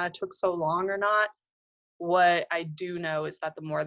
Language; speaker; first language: English; native; English